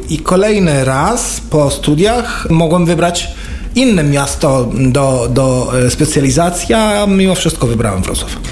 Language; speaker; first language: Polish; non-native, fluent; Arabic